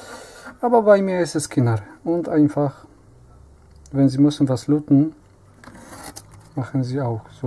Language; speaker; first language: German; non-native, learner; Polish